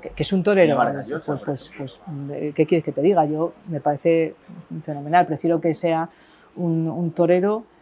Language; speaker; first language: Spanish; native; Spanish